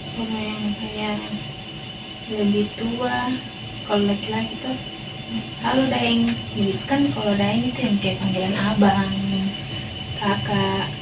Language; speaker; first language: Indonesian; native; Indonesian